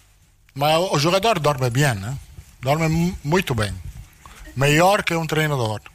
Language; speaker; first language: Portuguese; non-native, learner; Italian